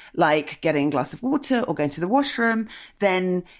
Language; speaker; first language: English; native; English